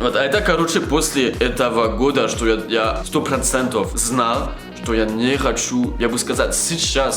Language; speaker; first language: Russian; non-native, learner; French